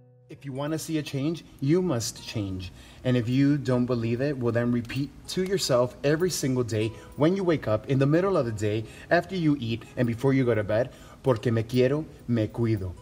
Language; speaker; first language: English; native; English